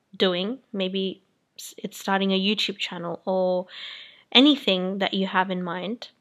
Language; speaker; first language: English; native; English